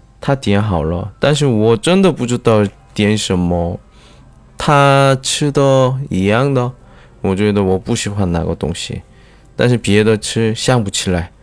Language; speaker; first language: Chinese; non-native, fluent; Korean